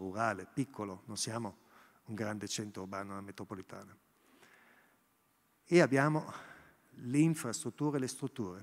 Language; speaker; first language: Italian; non-native, local second language; German